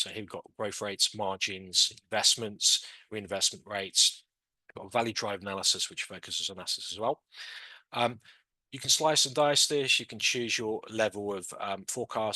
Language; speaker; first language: English; native; English